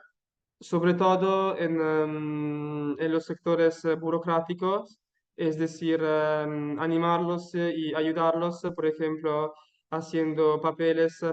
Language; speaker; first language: Spanish; non-native, learner; Italian